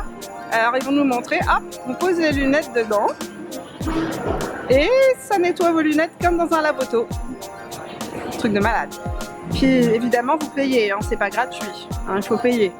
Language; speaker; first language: French; native; French